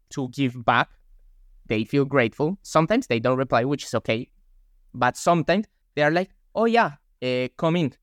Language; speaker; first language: English; non-native, fluent; Spanish